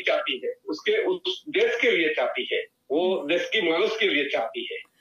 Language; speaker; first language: Hindi; non-native, learner; Bangla